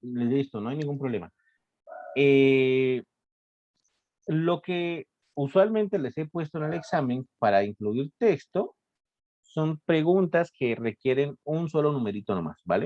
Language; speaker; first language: Spanish; native; Spanish